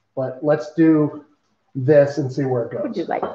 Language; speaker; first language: English; native; English